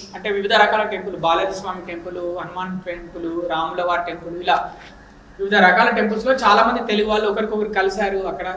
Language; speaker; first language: Telugu; native; Telugu